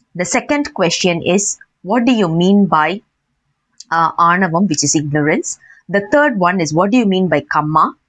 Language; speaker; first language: English; non-native, local second language; Tamil